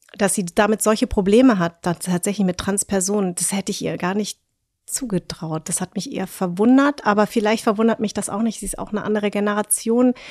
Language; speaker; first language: German; early bilingual, other home language; Vietnamese